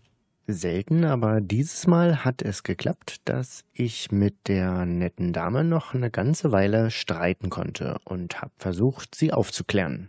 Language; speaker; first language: German; native; German